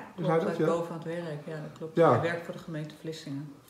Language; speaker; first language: Dutch; native; Dutch